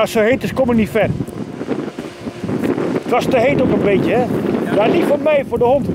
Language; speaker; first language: Dutch; non-native, learner; Polish